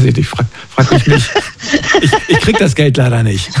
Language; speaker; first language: German; native; German